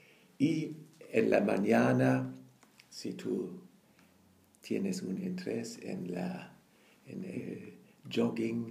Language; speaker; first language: Spanish; non-native, learner; German